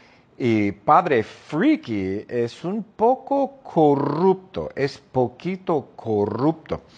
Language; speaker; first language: Spanish; non-native, fluent; English